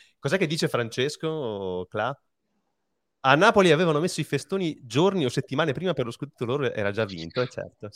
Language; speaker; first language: Italian; native; Italian